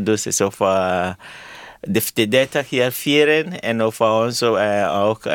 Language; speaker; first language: Dutch; non-native, learner; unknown